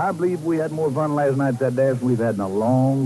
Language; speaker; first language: English; native; English